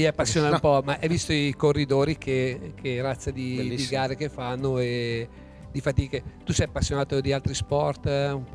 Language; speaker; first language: Italian; native; Italian